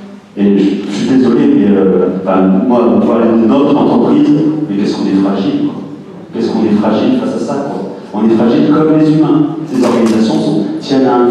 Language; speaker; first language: French; native; French